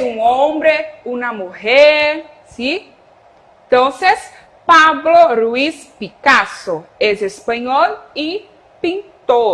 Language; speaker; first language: Spanish; non-native, fluent; Portuguese